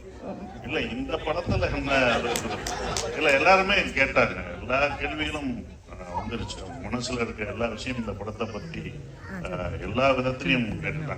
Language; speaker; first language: Tamil; native; Tamil